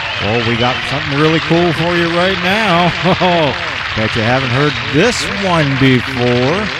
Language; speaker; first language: English; native; English